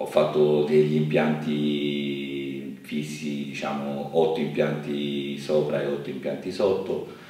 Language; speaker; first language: Italian; native; Italian